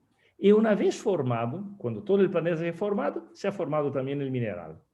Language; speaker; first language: Spanish; non-native, fluent; Portuguese